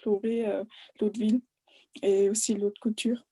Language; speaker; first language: French; non-native, fluent; German